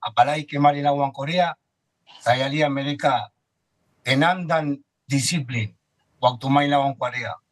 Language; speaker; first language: Indonesian; non-native, fluent; Spanish